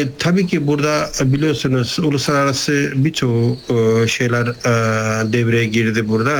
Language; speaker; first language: Turkish; non-native, fluent; Nepali